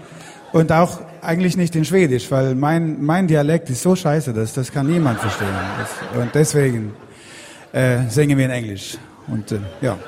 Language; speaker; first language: German; non-native, fluent; Swedish